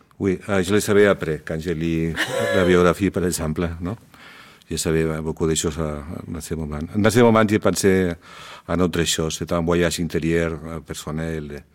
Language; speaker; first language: French; non-native, learner; Spanish